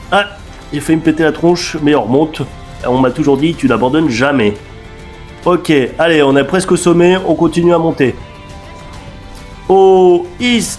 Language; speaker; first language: French; native; French